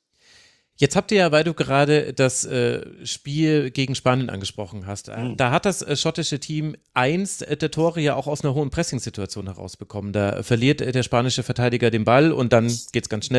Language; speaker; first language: German; native; German